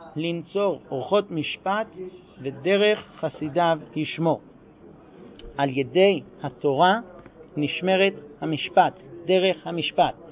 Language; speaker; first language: Hebrew; non-native, fluent; English